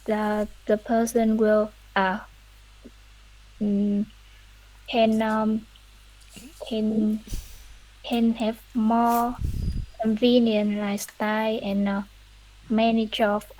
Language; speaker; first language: English; non-native, learner; Vietnamese